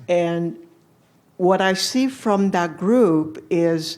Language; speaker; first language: English; non-native, fluent; French